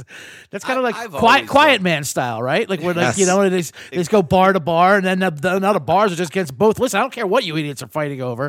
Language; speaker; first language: English; native; English